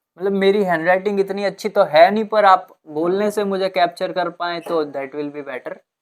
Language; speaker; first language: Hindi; non-native, local second language; Gujarati